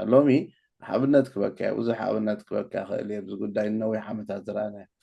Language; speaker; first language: Tigrinya; native; Tigrinya